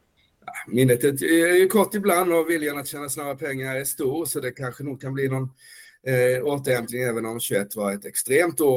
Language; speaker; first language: Swedish; native; Swedish